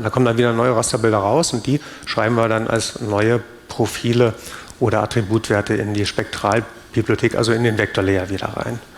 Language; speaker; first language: German; native; German